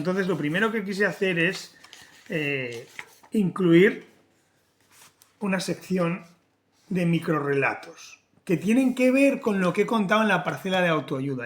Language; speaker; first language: Spanish; native; Spanish